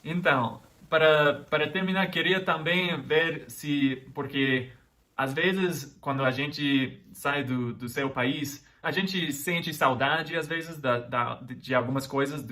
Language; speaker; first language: Portuguese; non-native, fluent; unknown